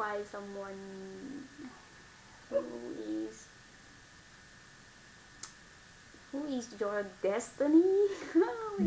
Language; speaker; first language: English; non-native, learner; Vietnamese